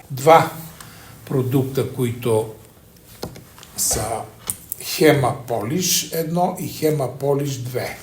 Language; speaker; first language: Bulgarian; native; Bulgarian